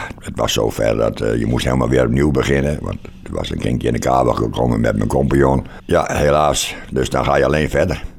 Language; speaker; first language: Dutch; non-native, local second language; Western Frisian